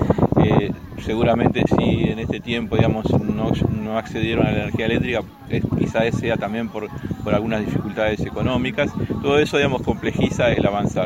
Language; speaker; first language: Spanish; native; Spanish